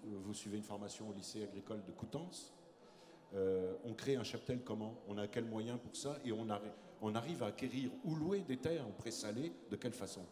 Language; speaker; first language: French; native; French